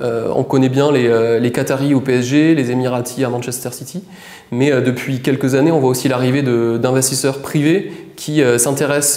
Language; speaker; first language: French; native; French